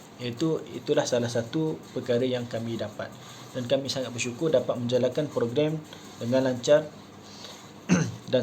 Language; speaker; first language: Malay; native; Malay